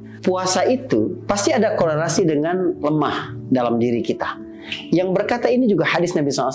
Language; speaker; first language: Indonesian; native; Indonesian